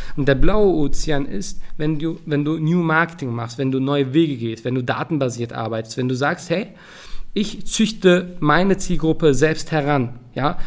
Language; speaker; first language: German; early bilingual, other home language; Turkish